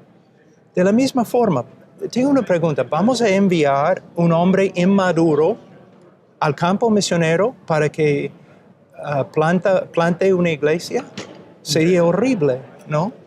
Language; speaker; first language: Spanish; non-native, fluent; English